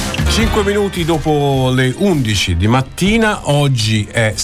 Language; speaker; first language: Italian; native; Italian